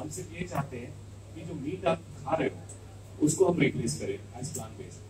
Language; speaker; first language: Hindi; non-native, local second language; Marathi